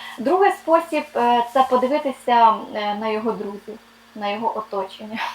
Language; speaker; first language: Ukrainian; non-native, local second language; Russian